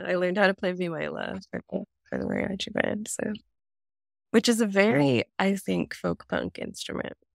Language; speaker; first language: English; native; English